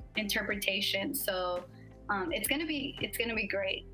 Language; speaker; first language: English; native; English